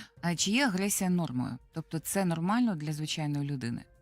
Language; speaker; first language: Ukrainian; native; Ukrainian